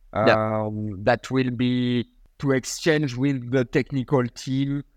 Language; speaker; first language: English; non-native, fluent; French